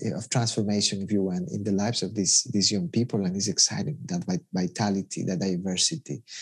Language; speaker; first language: English; non-native, fluent; Spanish